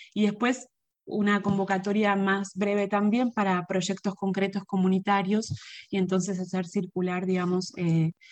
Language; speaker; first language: Spanish; native; Spanish